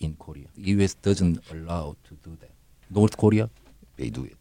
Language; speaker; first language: English; non-native, learner; Korean